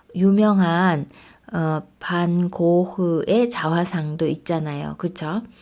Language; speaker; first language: Korean; native; Korean